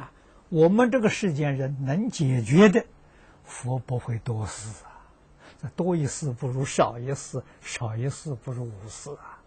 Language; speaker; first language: Chinese; native; Chinese